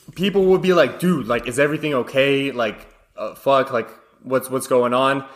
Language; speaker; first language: English; early bilingual, other home language; Russian